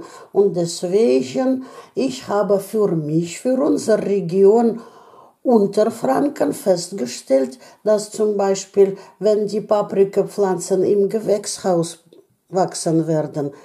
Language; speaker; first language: German; non-native, learner; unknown